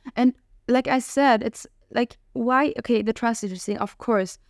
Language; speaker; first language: English; non-native, fluent; Hungarian